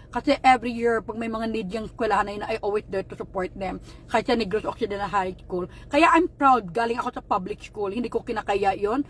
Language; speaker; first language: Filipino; non-native, local second language; Hiligaynon